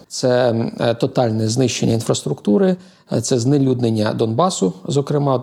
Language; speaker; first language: Ukrainian; native; Ukrainian